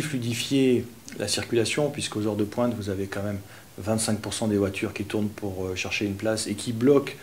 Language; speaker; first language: French; native; French